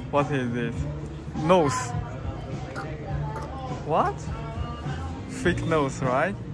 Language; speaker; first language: English; non-native, learner; Chinese